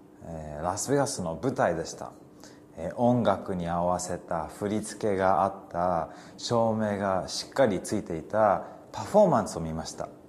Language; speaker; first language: Japanese; early bilingual, heritage; English